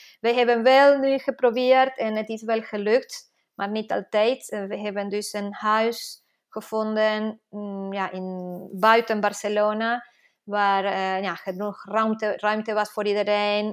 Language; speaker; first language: Dutch; non-native, fluent; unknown